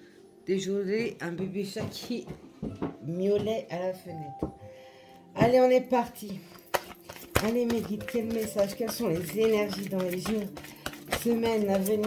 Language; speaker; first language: French; native; French